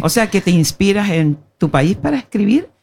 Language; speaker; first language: Spanish; native; Spanish